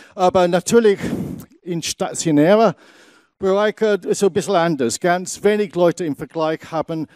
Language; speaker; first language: German; non-native, fluent; English